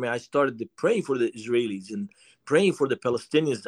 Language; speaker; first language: English; non-native, fluent; Arabic